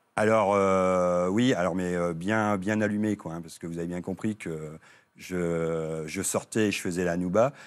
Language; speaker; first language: French; native; French